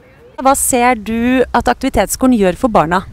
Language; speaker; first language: Norwegian; native; Norwegian